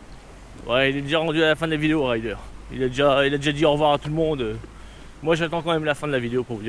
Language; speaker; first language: French; native; French